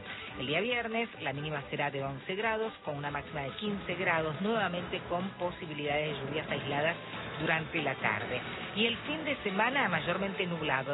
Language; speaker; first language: Spanish; native; Spanish